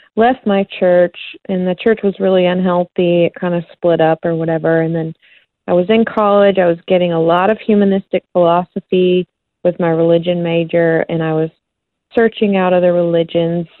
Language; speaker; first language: English; native; English